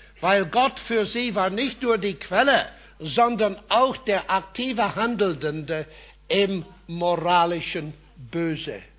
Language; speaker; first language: German; non-native, fluent; English